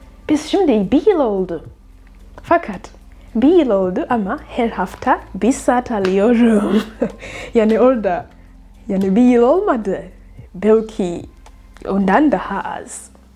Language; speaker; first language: Turkish; non-native, fluent; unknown